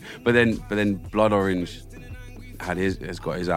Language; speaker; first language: English; native; English